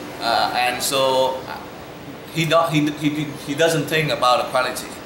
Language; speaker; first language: English; non-native, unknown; Vietnamese